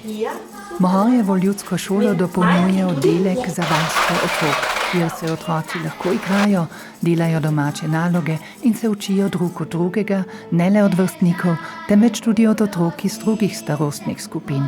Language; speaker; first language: Slovenian; native; Slovenian